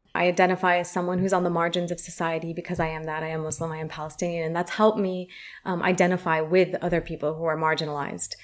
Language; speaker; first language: English; early bilingual, other home language; Arabic